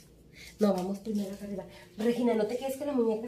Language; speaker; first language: Spanish; native; Spanish